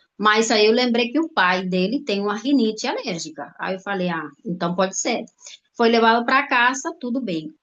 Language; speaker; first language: Portuguese; non-native, fluent; Spanish